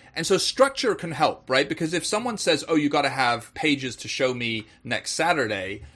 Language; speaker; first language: English; native; English